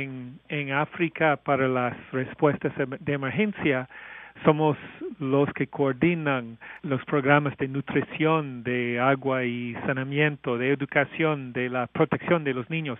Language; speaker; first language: Spanish; non-native, fluent; English